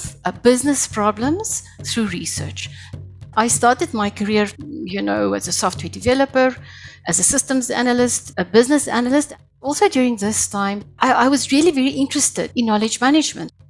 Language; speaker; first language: English; non-native, local second language; Afrikaans